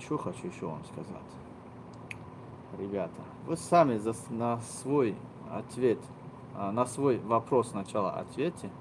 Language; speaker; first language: Russian; non-native, local second language; Tajik